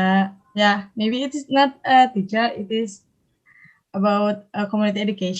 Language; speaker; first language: English; non-native, learner; Indonesian